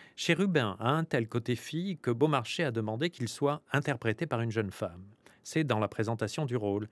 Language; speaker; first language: French; native; French